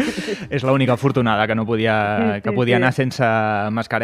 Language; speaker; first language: Catalan; native; Catalan